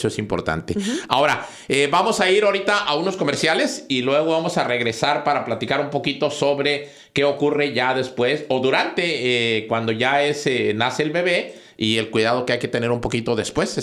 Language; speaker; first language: Spanish; native; Spanish